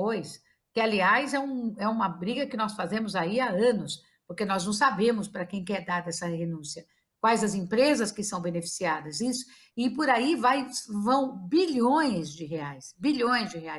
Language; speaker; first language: Portuguese; native; Portuguese